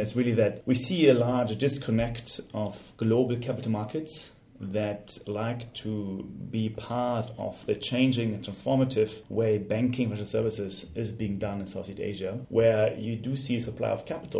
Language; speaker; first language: English; non-native, fluent; German